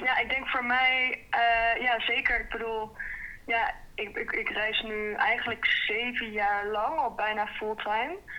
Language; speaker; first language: Dutch; early bilingual, heritage; Dutch